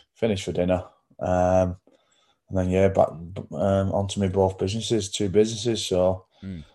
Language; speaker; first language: English; native; English